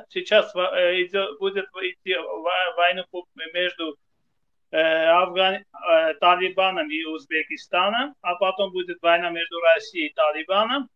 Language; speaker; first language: Russian; non-native, fluent; Armenian